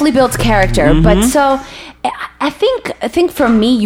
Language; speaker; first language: English; early bilingual, other home language; Hebrew